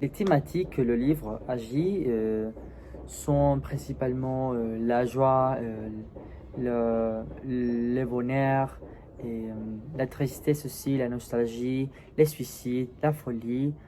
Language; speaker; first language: French; non-native, learner; Spanish